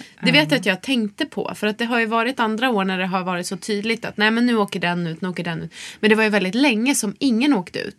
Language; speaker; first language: Swedish; native; Swedish